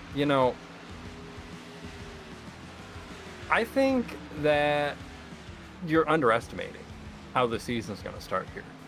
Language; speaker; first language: English; native; English